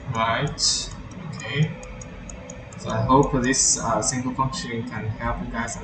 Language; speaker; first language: English; non-native, fluent; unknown